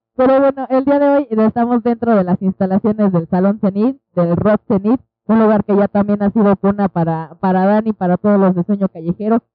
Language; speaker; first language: Spanish; native; Spanish